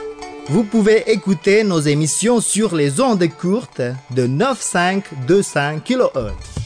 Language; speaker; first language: French; non-native, fluent; Indonesian